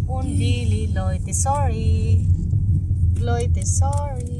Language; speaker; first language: German; non-native, learner; Filipino